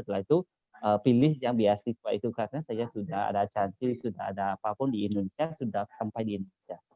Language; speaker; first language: Indonesian; non-native, learner; Khmer